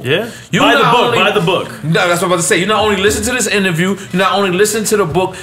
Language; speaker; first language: English; native; English